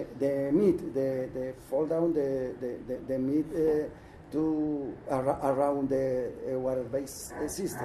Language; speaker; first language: English; non-native, learner; Spanish